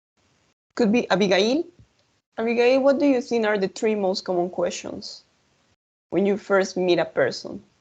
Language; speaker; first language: English; non-native, fluent; Spanish